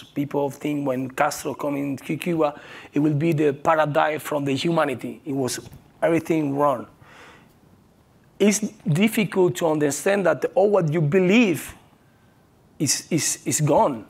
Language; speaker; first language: English; non-native, learner; Spanish